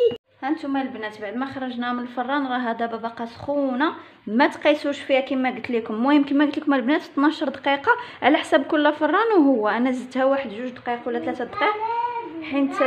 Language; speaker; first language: Arabic; native; Arabic